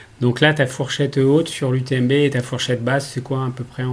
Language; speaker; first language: French; native; French